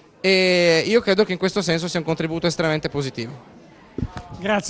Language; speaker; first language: Italian; native; Italian